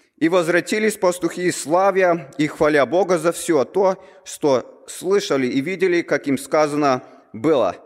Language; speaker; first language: Russian; early bilingual, heritage; Russian